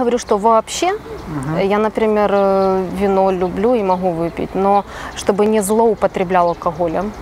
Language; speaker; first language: Russian; native; Russian